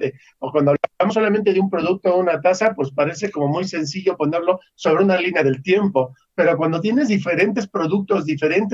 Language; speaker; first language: Spanish; native; Spanish